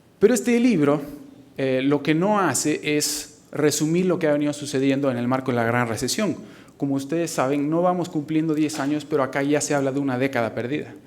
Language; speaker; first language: Spanish; native; Spanish